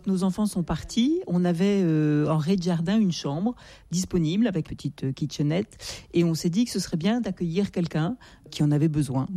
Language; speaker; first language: French; native; French